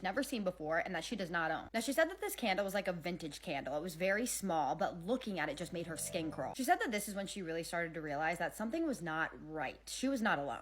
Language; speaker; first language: English; native; English